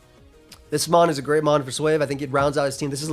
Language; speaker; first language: English; native; English